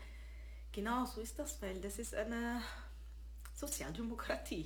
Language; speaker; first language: German; early bilingual, other home language; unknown